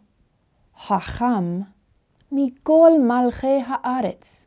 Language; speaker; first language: Hebrew; non-native, fluent; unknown